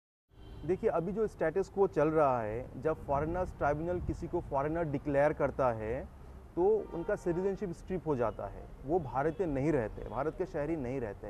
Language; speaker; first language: Urdu; non-native, local second language; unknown